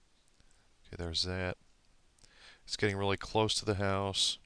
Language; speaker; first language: English; native; English